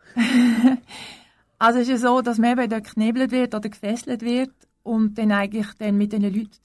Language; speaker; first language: German; native; German